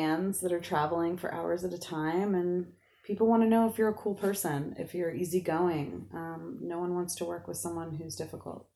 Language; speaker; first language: English; native; English